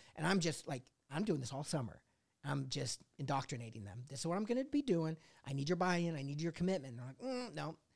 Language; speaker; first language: English; native; English